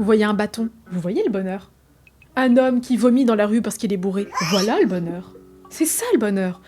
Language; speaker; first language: French; native; French